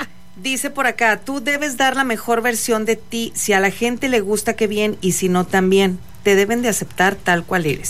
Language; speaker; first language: Spanish; native; Spanish